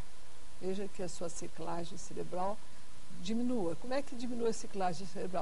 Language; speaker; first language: Portuguese; native; Portuguese